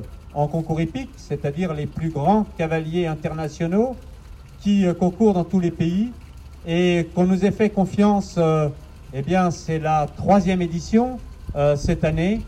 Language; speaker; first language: French; native; French